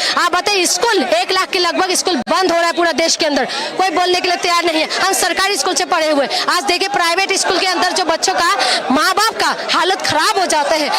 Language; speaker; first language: Hindi; non-native, local second language; Assamese